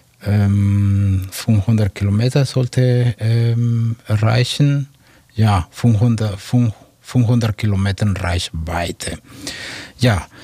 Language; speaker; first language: German; non-native, fluent; Spanish